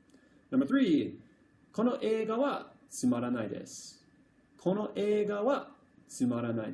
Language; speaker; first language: Japanese; non-native, fluent; English